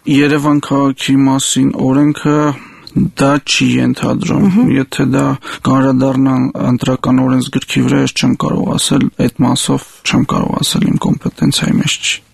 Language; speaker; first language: Armenian; native; Armenian